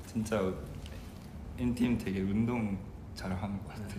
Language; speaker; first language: Korean; non-native, learner; Japanese